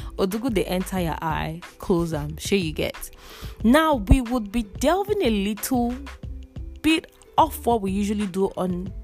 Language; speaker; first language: English; non-native, local second language; Igbo